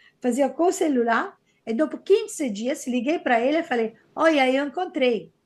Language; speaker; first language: Portuguese; non-native, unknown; Italian